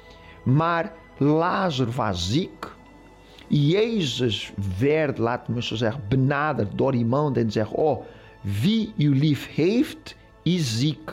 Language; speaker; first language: Dutch; non-native, fluent; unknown